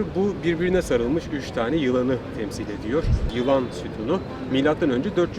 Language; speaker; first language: Turkish; native; Turkish